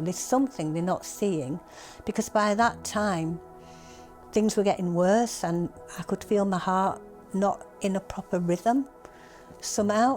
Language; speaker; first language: English; native; English